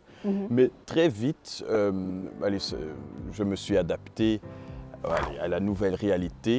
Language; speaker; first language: French; non-native, fluent; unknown